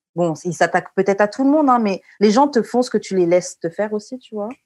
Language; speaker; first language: French; native; French